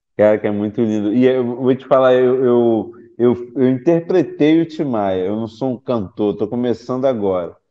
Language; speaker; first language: Portuguese; native; Portuguese